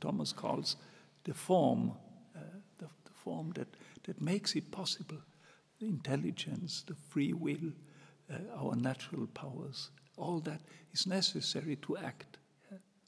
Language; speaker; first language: English; non-native, fluent; German